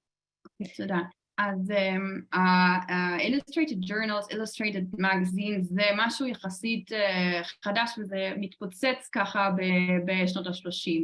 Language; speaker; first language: Hebrew; non-native, fluent; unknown